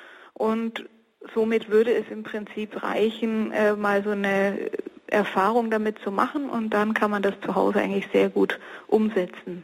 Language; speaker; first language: German; native; German